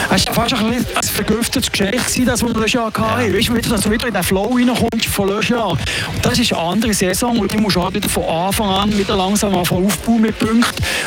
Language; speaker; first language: German; native; German